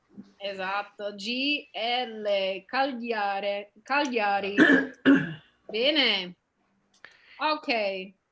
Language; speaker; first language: Italian; non-native, fluent; English